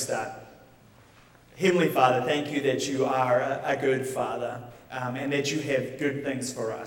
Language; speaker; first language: English; native; English